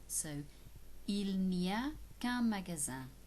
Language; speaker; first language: French; non-native, fluent; English